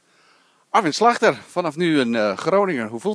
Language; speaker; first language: Dutch; native; Dutch